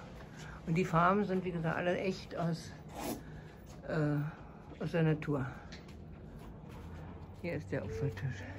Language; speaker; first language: German; native; German